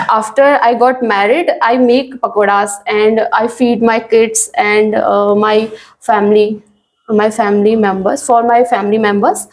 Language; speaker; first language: English; non-native, learner; Hindi